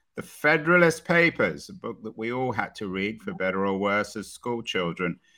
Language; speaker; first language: English; native; English